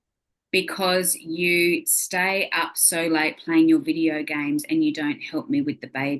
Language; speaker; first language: English; native; English